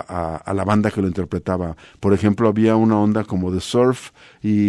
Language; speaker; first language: Spanish; native; Spanish